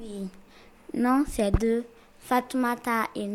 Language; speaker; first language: French; non-native, learner; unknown